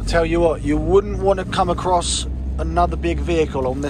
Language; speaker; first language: English; native; English